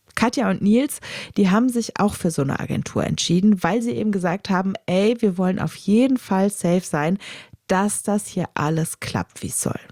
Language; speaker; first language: German; native; German